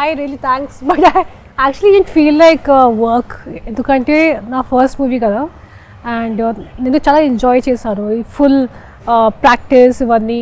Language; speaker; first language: Telugu; non-native, fluent; Hindi